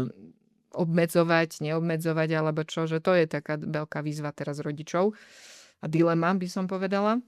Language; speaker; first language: Slovak; native; Slovak